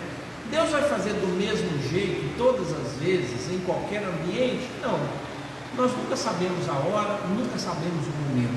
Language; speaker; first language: Portuguese; native; Portuguese